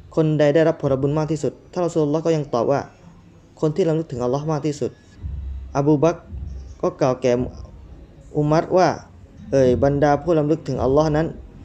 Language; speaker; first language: Thai; non-native, local second language; Malay